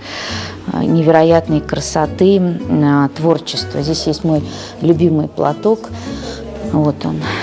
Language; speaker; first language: Russian; native; Russian